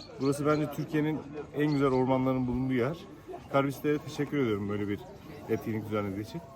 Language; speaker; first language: Turkish; native; Turkish